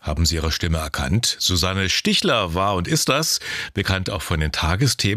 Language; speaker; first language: German; native; German